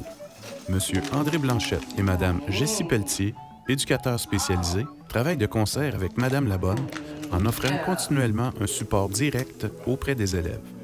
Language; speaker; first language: French; native; French